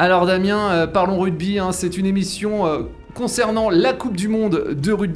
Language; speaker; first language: French; native; French